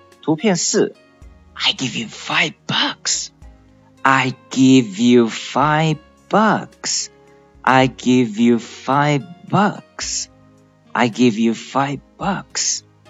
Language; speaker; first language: English; non-native, fluent; Chinese